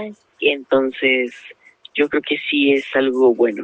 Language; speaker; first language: Spanish; native; Spanish